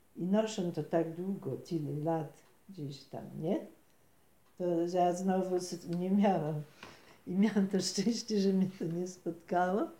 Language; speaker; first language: Polish; native; Polish